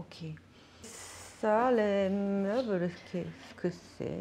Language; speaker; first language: French; non-native, learner; Japanese